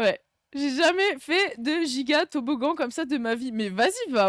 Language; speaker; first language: French; native; French